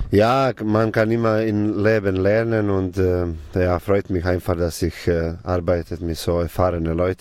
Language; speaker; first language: German; non-native, fluent; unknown